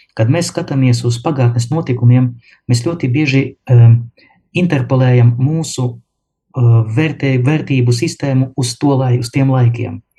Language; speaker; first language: Latvian; non-native, local second language; Russian